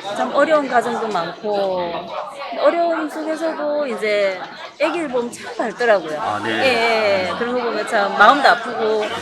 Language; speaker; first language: Korean; non-native, fluent; Khmer